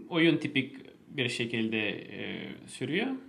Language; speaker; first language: Turkish; non-native, fluent; Russian